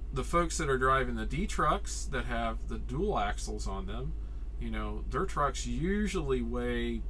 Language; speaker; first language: English; native; English